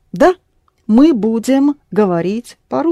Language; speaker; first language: Russian; non-native, fluent; English